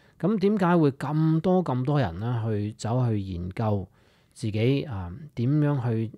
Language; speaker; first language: Cantonese; early bilingual, heritage; English